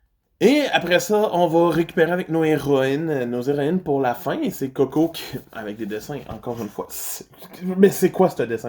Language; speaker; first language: French; native; French